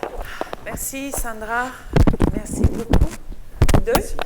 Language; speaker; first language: French; native; French